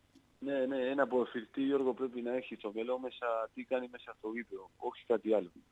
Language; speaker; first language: Greek; non-native, learner; Spanish